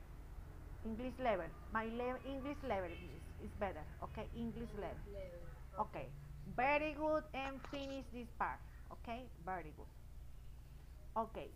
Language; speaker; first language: English; non-native, learner; Spanish